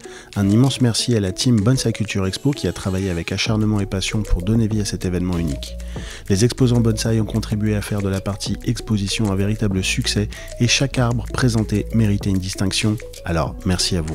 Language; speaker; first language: French; native; French